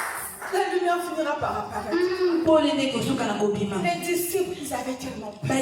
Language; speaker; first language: French; non-native, local second language; Lingala